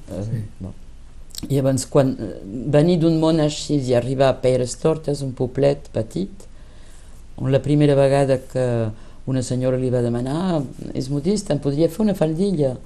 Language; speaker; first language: Catalan; early bilingual, heritage; Catalan